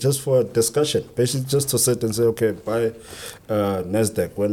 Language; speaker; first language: English; non-native, local second language; Southern Sotho